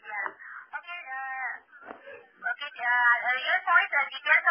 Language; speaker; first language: English; non-native, local second language; Malayalam